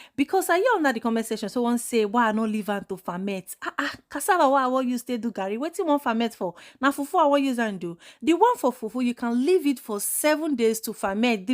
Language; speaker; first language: Nigerian Pidgin; non-native, local second language; Igbo